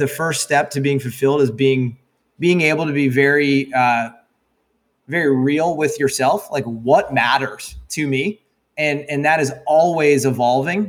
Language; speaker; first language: English; native; English